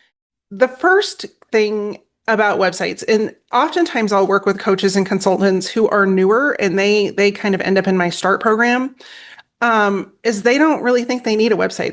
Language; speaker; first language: English; native; English